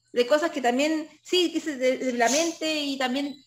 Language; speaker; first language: Spanish; native; Spanish